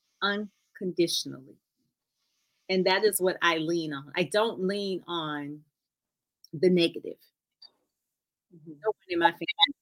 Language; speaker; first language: English; native; English